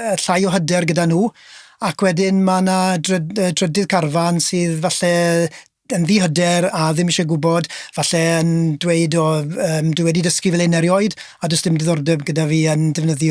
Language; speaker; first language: Welsh; native; Welsh